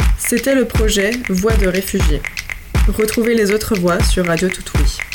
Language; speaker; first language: French; native; French